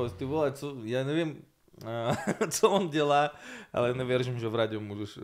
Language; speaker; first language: Czech; non-native, fluent; Russian